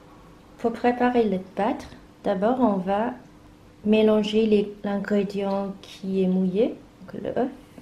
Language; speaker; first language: French; non-native, fluent; Chinese